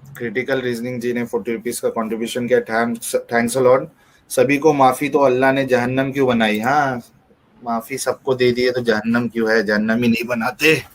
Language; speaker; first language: Hindi; native; Hindi